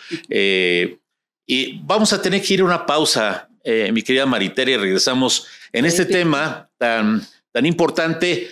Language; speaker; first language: Spanish; native; Spanish